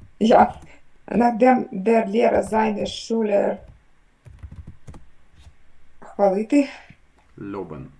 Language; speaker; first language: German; non-native, learner; Ukrainian